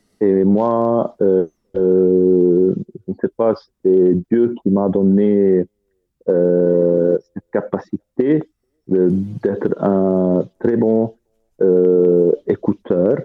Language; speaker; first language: French; non-native, fluent; Arabic